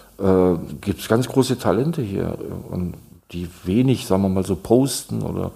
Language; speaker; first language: German; non-native, fluent; Czech